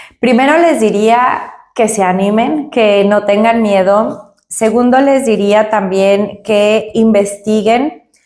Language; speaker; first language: Spanish; native; Spanish